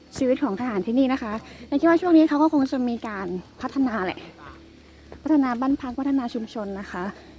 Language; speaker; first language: Thai; non-native, local second language; Karen languages